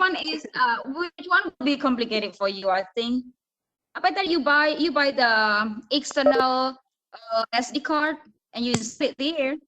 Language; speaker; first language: English; non-native, fluent; Indonesian